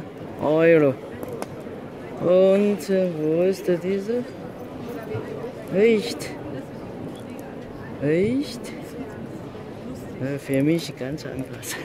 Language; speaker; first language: German; non-native, learner; Chinese